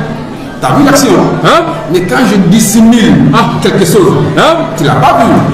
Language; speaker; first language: French; non-native, local second language; Soninke